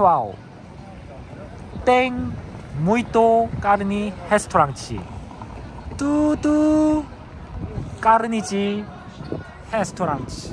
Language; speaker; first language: Portuguese; non-native, learner; Korean